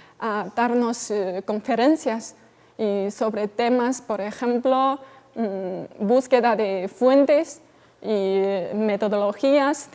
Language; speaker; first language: Spanish; non-native, fluent; Chinese